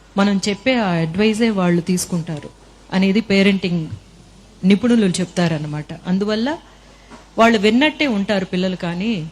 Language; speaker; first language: Telugu; native; Telugu